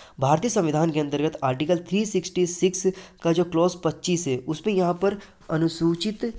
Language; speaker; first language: Hindi; native; Hindi